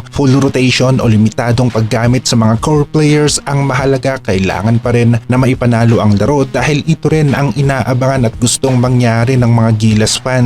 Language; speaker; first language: Filipino; native; Filipino